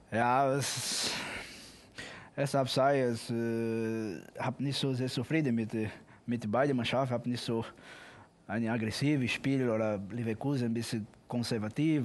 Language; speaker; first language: German; non-native, learner; Portuguese